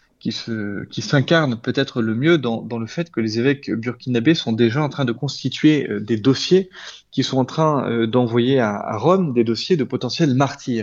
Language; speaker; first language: French; native; French